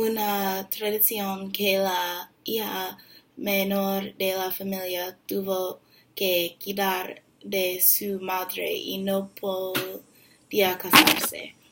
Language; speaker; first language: Spanish; non-native, learner; English